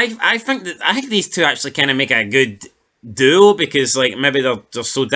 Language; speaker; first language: English; native; English